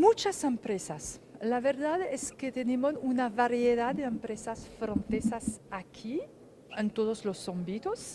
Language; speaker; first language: Spanish; non-native, fluent; French